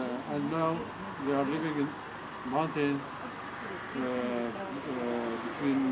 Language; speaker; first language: English; non-native, learner; Arabic